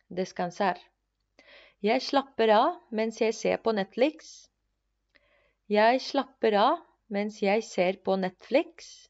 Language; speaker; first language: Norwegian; non-native, fluent; Spanish